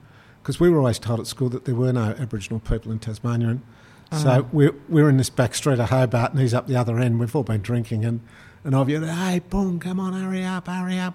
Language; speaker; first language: English; native; English